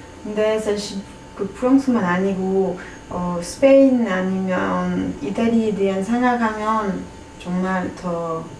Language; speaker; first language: Korean; non-native, learner; French